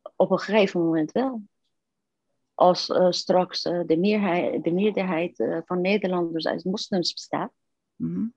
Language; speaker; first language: Dutch; non-native, fluent; Persian